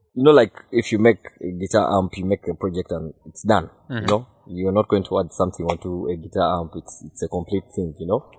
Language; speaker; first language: English; non-native, local second language; Ganda